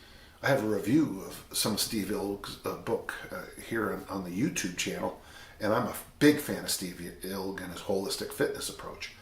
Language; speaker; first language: English; native; English